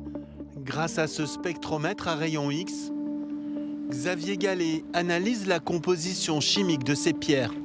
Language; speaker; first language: French; native; French